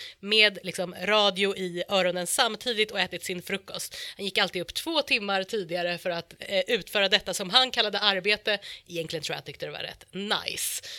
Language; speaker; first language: Swedish; native; Swedish